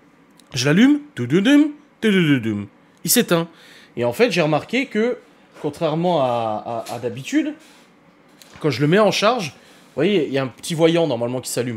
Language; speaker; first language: French; native; French